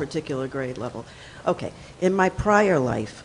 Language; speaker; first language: English; native; English